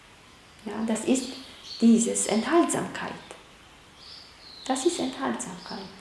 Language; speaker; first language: German; non-native, fluent; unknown